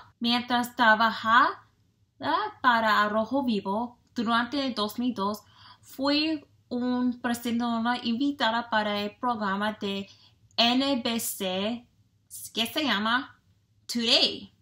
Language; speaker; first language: Spanish; non-native, learner; English